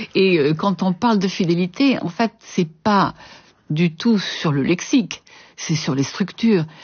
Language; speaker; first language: French; native; French